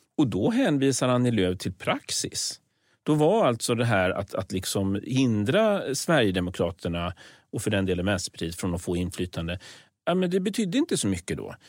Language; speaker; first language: Swedish; native; Swedish